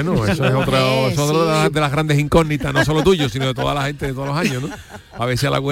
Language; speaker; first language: Spanish; native; Spanish